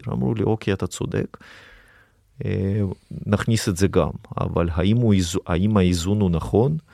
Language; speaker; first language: Hebrew; early bilingual, other home language; Russian